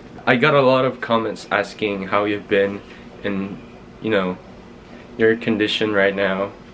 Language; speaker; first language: English; non-native, fluent; Indonesian